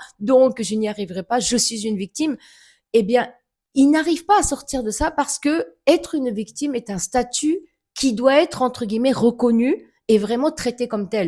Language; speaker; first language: French; native; French